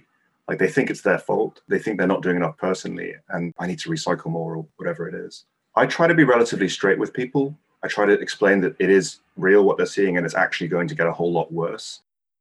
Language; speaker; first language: English; non-native, local second language; Cantonese